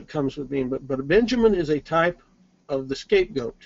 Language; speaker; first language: English; native; English